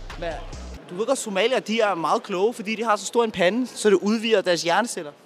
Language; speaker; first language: Danish; early bilingual, other home language; Turkish